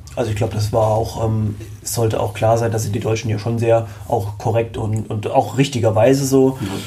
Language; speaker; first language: German; native; German